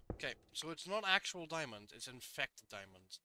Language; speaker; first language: English; native; English